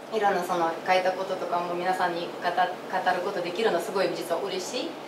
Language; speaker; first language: Japanese; non-native, fluent; Russian